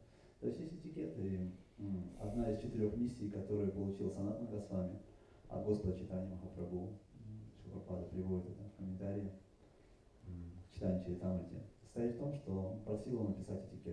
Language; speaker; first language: Russian; native; Russian